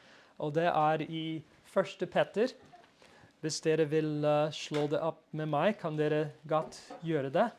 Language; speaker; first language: Norwegian; non-native, fluent; English